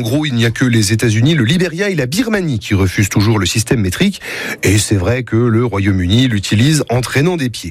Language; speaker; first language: French; native; French